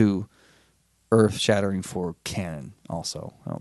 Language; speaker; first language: English; native; English